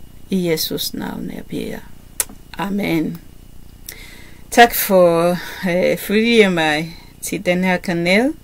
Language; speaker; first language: Danish; non-native, learner; Kinyarwanda